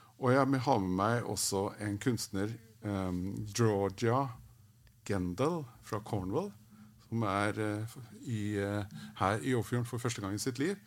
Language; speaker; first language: Norwegian; native; Norwegian